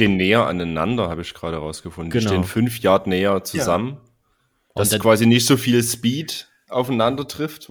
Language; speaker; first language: German; native; German